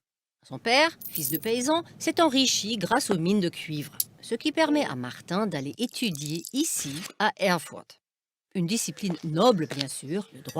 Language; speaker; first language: French; native; French